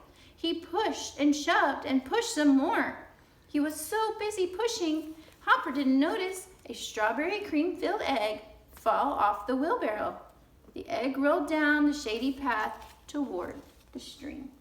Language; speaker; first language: English; native; English